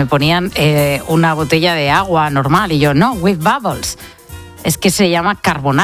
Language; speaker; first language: Spanish; native; Spanish